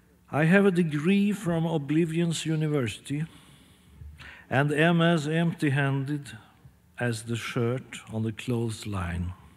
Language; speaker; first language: English; non-native, fluent; Swedish